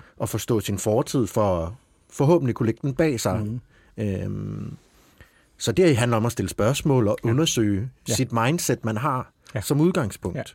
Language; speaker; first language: Danish; native; Danish